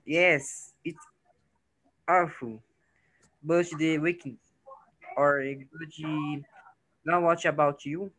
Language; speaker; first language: English; non-native, learner; Portuguese